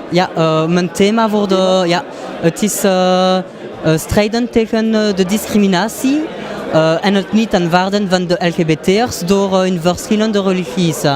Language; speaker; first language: Dutch; non-native, local second language; French